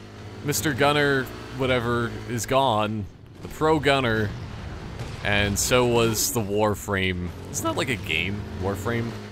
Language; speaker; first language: English; native; English